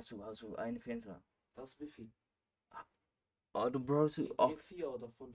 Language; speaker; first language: German; non-native, learner; Swahili